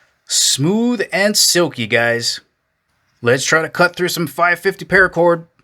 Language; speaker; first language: English; native; English